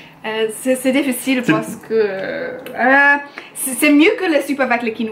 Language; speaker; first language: French; non-native, learner; English